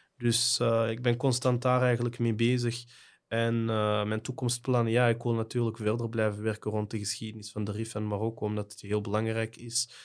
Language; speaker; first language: Dutch; native; Dutch